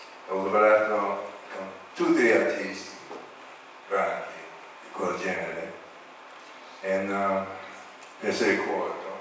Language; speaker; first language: Italian; non-native, learner; English